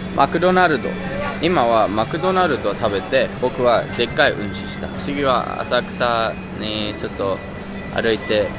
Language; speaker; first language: Japanese; non-native, learner; English